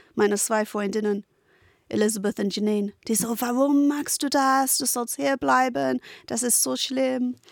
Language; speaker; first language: German; non-native, fluent; English